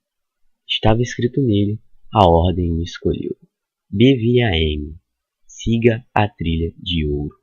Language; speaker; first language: Portuguese; native; Portuguese